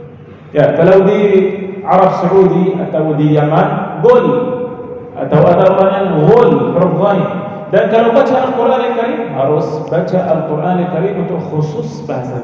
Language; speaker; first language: Indonesian; non-native, learner; Arabic